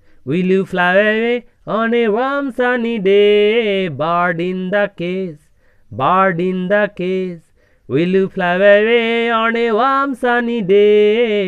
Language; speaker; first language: English; non-native, local second language; Bangla